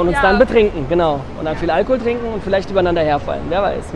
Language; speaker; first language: German; native; German